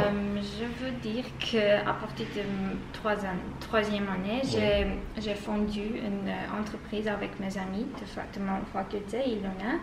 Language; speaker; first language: French; non-native, learner; Armenian